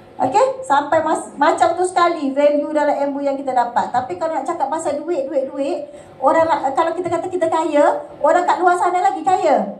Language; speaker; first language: Malay; native; Malay